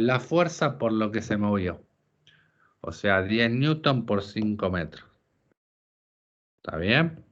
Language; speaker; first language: Spanish; native; Spanish